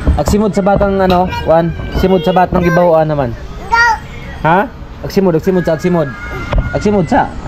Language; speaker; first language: Filipino; non-native, local second language; Cebuano